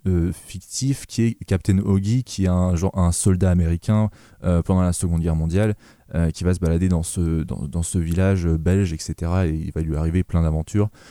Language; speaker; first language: French; native; French